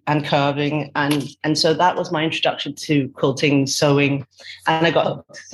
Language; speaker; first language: English; non-native, local second language; Cantonese